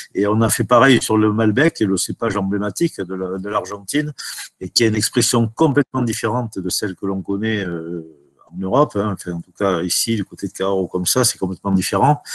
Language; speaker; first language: French; native; French